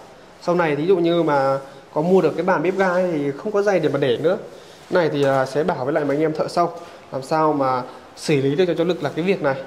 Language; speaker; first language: Vietnamese; native; Vietnamese